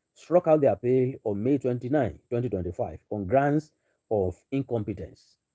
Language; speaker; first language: English; non-native, local second language; Yoruba